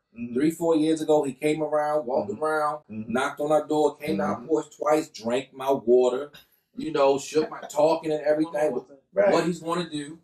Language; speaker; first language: English; native; English